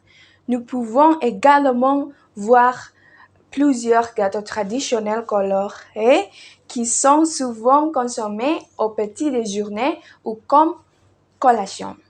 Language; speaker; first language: French; non-native, learner; Indonesian